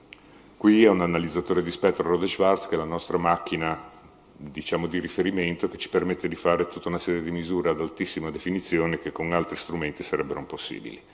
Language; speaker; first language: Italian; native; Italian